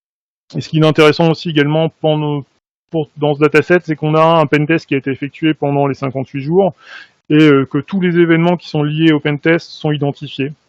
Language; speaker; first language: French; native; French